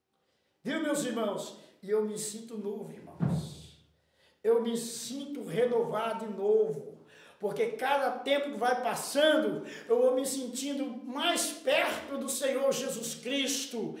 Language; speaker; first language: Portuguese; native; Portuguese